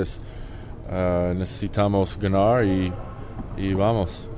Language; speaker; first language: Spanish; non-native, learner; English